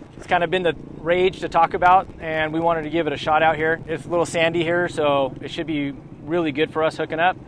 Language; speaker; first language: English; native; English